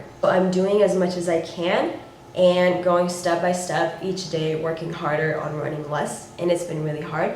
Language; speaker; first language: English; native; English